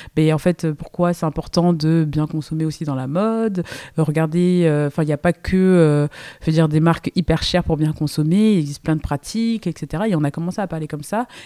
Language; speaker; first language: French; native; French